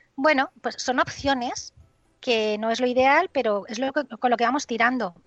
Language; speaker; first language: Spanish; native; Spanish